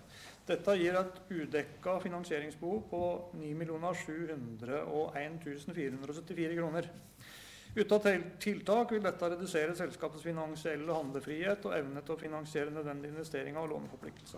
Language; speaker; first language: Norwegian; native; Norwegian